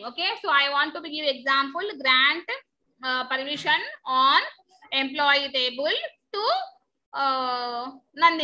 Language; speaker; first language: English; non-native, local second language; Telugu